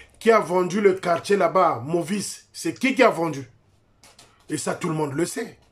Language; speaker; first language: French; non-native, local second language; Lingala